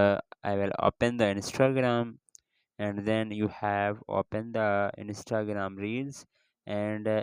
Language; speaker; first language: English; non-native, local second language; Urdu